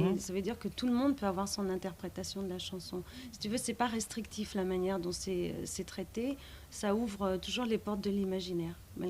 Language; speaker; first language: French; native; French